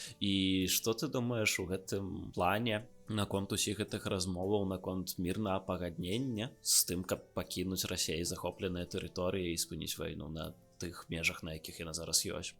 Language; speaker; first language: Belarusian; non-native, local second language; Russian